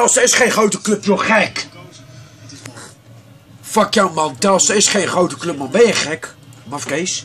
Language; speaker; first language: Dutch; native; Dutch